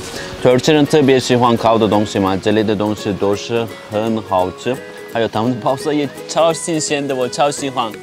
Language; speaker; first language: Chinese; non-native, fluent; Turkish